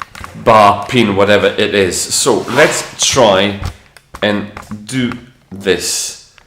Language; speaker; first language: English; non-native, fluent; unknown